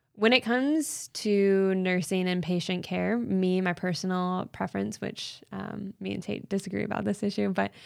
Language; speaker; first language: English; native; English